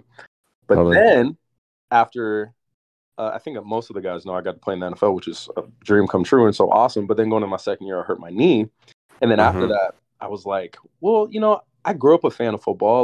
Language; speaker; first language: English; native; English